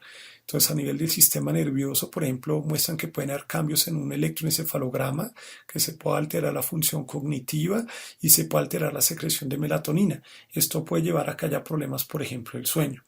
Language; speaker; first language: Spanish; native; Spanish